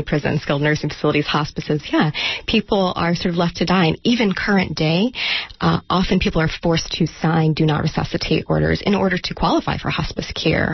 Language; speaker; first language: English; native; English